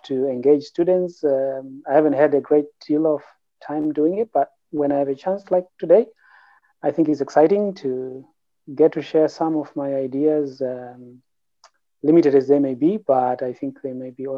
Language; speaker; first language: English; non-native, local second language; Shona